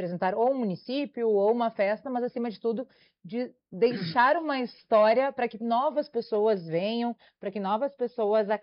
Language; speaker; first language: Portuguese; native; Portuguese